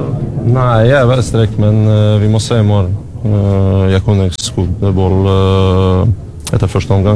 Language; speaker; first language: Norwegian; non-native, fluent; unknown